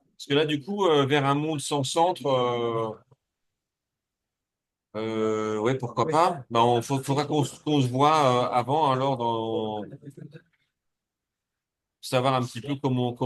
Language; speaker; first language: French; native; French